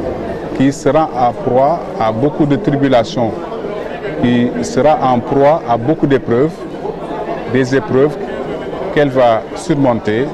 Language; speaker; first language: French; non-native, local second language; Wolof